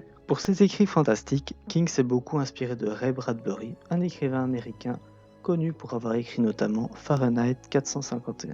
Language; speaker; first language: French; native; French